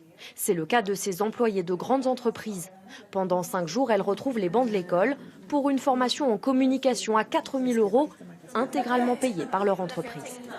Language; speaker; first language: French; native; French